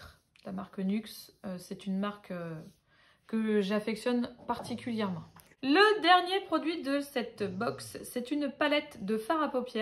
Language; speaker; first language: French; native; French